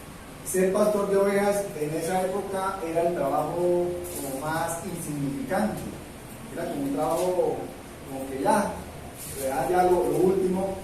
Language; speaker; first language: Spanish; native; Spanish